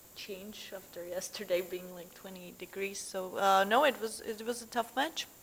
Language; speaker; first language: English; non-native, fluent; Czech